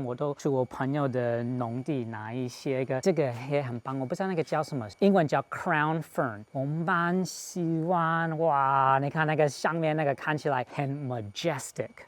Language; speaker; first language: Chinese; non-native, fluent; English